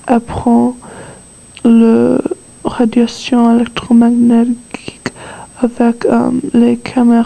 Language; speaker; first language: French; non-native, learner; English